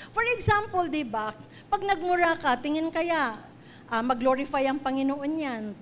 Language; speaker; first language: Filipino; non-native, local second language; Cebuano